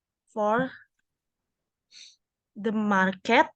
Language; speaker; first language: English; non-native, learner; Indonesian